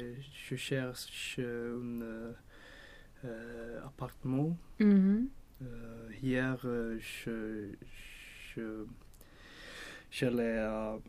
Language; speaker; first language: French; non-native, learner; Swedish